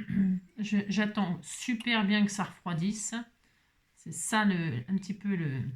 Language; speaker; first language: French; native; French